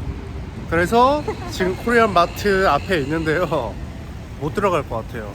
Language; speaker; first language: Korean; native; Korean